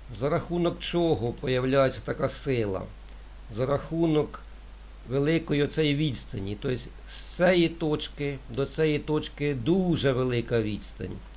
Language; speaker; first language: Ukrainian; non-native, local second language; Russian